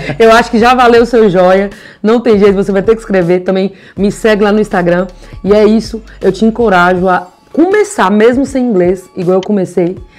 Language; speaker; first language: Portuguese; native; Portuguese